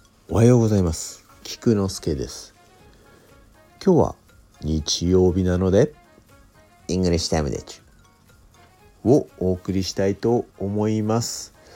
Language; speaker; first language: Japanese; native; Japanese